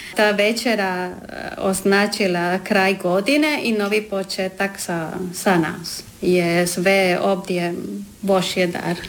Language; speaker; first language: Croatian; non-native, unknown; Spanish